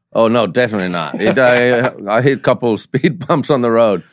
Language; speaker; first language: English; non-native, fluent; Finnish